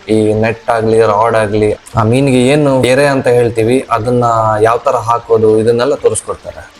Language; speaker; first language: Kannada; non-native, local second language; Tulu